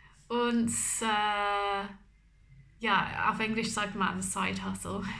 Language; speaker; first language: German; non-native, learner; English